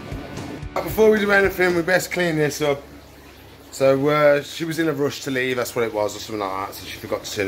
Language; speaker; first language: English; native; English